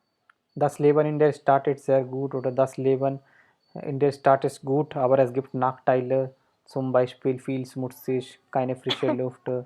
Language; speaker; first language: German; non-native, fluent; Hindi